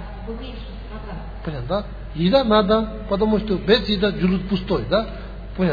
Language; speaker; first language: Russian; non-native, learner; Tibetan